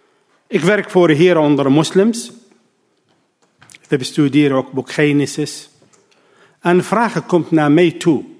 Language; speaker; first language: Dutch; non-native, learner; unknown